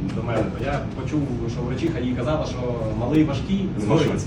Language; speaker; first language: Ukrainian; non-native, local second language; Russian